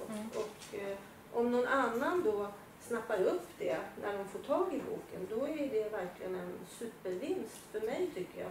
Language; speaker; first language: Swedish; native; Swedish